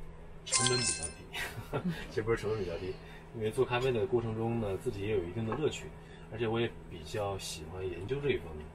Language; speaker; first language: Chinese; native; Chinese